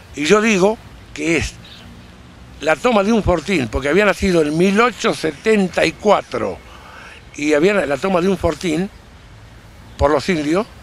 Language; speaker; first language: Spanish; native; Spanish